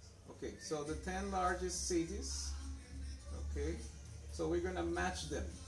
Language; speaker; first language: English; non-native, fluent; Spanish